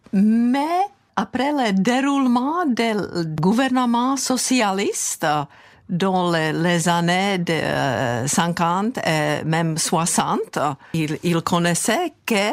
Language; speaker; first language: French; non-native, fluent; Czech